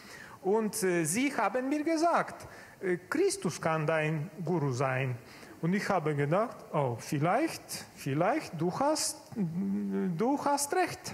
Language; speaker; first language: German; non-native, learner; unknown